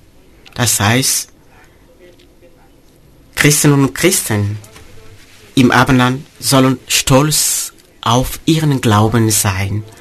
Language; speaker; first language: German; non-native, fluent; Mossi